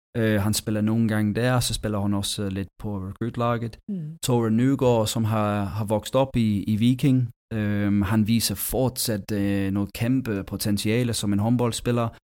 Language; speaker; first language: Danish; non-native, fluent; English